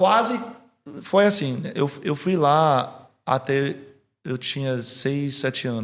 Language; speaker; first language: Portuguese; early bilingual, heritage; English